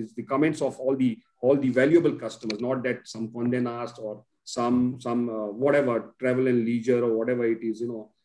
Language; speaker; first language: English; non-native, local second language; Konkani